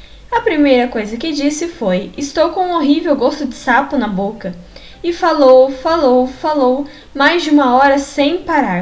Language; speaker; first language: Portuguese; native; Portuguese